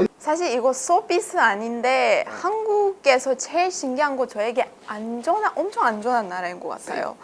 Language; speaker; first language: Korean; non-native, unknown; Persian